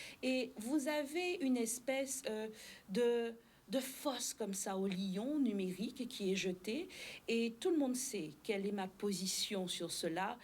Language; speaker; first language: French; native; French